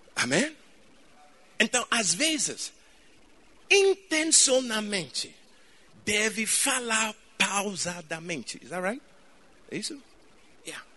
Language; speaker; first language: Portuguese; non-native, fluent; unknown